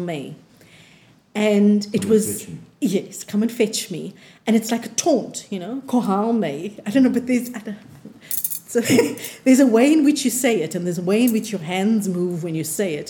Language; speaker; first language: English; native; English